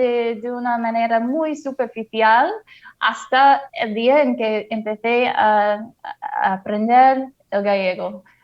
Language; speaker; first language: Spanish; non-native, fluent; English